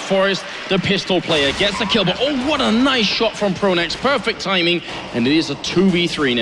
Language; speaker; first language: English; non-native, fluent; Swedish